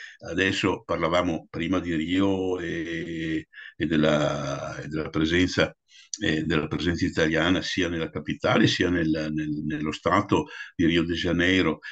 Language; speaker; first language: Italian; native; Italian